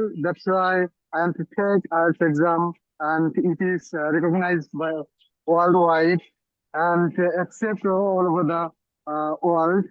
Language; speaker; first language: English; non-native, learner; Bangla